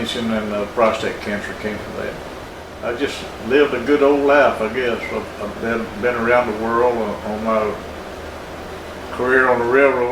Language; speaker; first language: English; native; English